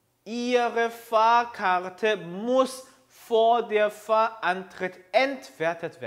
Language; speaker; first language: German; non-native, fluent; Korean